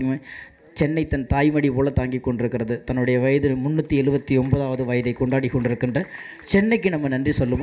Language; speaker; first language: Tamil; native; Tamil